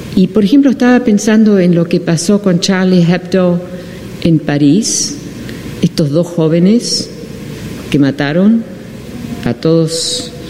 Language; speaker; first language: Spanish; non-native, fluent; Dutch